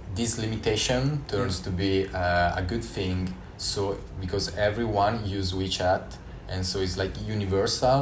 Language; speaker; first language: English; non-native, fluent; Italian